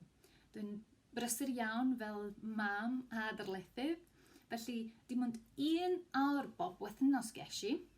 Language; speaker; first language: Welsh; non-native, fluent; Greek